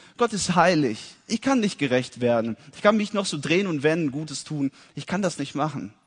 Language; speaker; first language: German; early bilingual, heritage; German